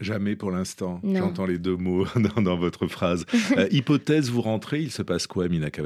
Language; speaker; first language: French; native; French